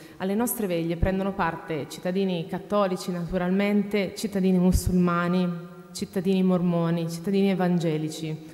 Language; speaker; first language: Italian; native; Italian